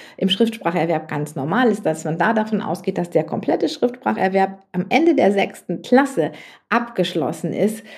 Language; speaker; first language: German; native; German